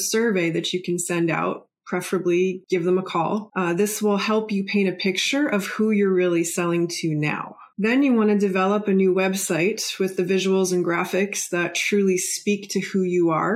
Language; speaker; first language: English; native; English